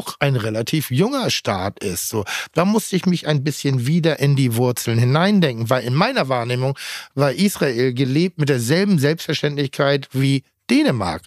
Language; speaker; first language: German; native; German